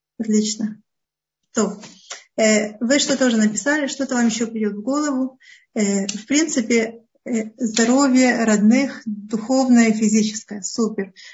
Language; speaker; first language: Russian; early bilingual, heritage; Russian